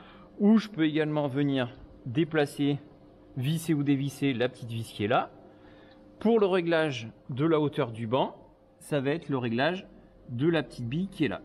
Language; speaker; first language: French; native; French